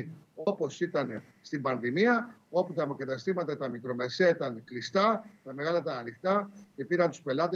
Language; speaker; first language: Greek; native; Greek